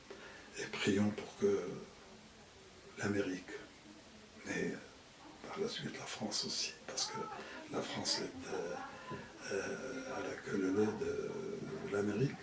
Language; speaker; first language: French; non-native, fluent; Arabic